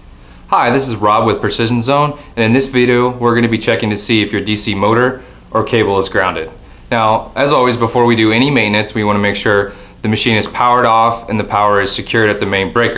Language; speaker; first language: English; native; English